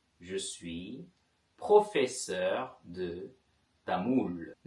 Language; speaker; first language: French; non-native, fluent; Tamil